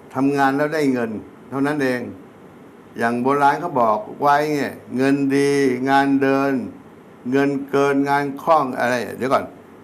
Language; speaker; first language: Thai; native; Thai